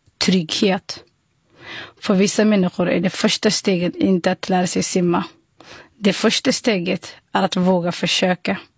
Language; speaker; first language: Swedish; non-native, fluent; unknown